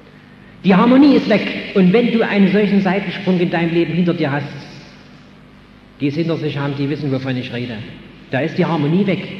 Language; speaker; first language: German; native; German